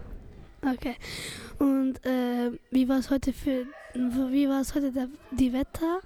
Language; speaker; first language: German; non-native, local second language; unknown